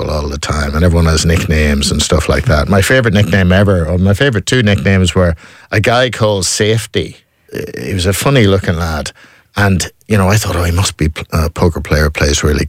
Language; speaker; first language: English; native; English